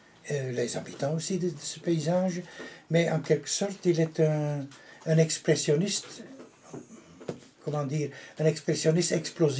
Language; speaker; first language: French; non-native, local second language; Dutch